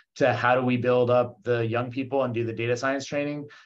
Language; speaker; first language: English; native; English